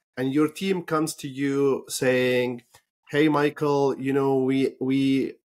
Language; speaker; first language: English; non-native, fluent; Arabic